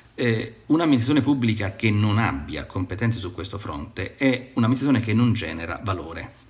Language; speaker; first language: Italian; native; Italian